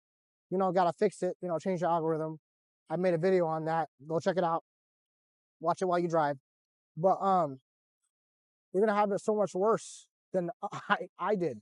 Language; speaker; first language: English; native; English